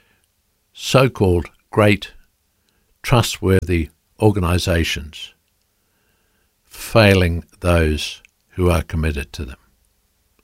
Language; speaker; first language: English; native; English